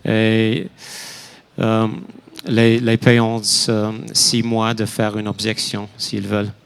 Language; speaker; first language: French; non-native, fluent; English